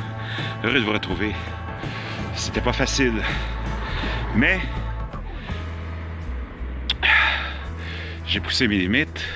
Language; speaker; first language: French; native; French